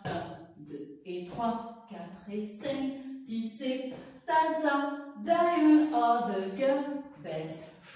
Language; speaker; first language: French; native; French